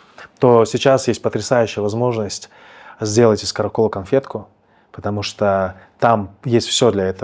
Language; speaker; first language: Russian; native; Russian